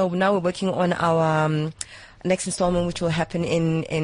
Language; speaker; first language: English; non-native, local second language; Zulu